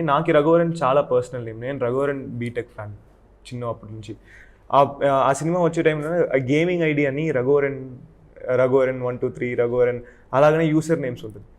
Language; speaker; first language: Telugu; non-native, local second language; Tamil